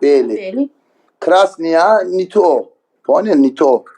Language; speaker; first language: Russian; non-native, learner; Azerbaijani